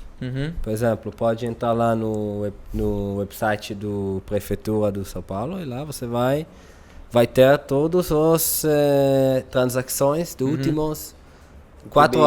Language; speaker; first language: Portuguese; non-native, learner; Hebrew